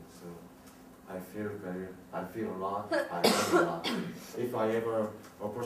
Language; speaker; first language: English; non-native, learner; Korean